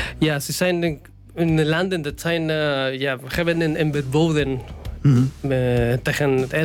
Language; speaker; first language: Dutch; non-native, learner; Spanish